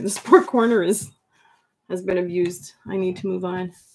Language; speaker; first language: English; non-native, fluent; French